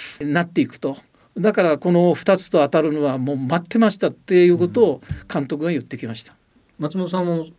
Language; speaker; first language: Japanese; native; Japanese